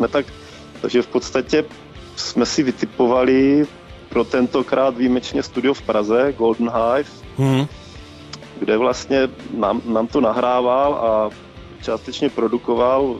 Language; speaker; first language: Czech; native; Czech